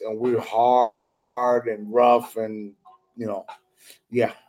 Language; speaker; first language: English; non-native, fluent; Spanish